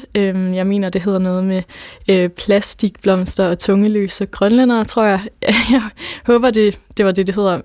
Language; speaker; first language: Danish; native; Danish